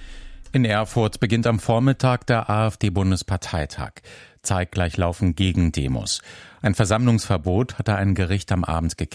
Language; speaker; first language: German; native; German